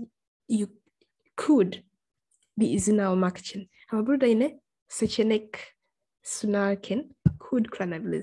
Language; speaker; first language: Turkish; non-native, fluent; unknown